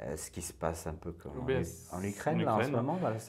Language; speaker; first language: French; non-native, fluent; Persian